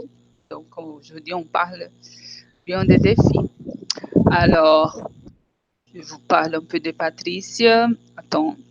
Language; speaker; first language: French; non-native, fluent; Portuguese